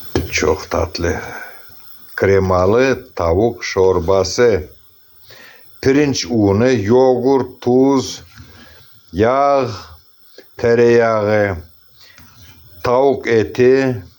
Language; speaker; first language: Turkish; non-native, learner; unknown